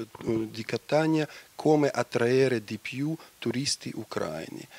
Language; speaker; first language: Italian; non-native, fluent; Ukrainian